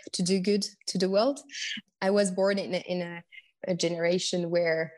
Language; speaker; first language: English; non-native, fluent; French